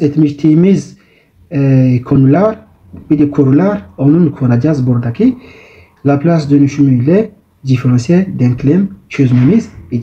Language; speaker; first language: Turkish; non-native, learner; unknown